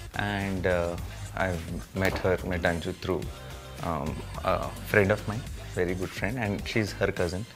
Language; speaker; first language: English; non-native, local second language; Telugu